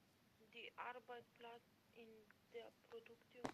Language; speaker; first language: German; non-native, learner; Macedonian